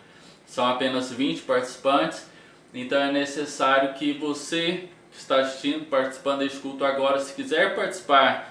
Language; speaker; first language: Portuguese; native; Portuguese